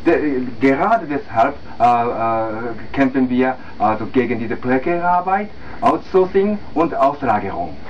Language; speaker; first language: German; non-native, fluent; Japanese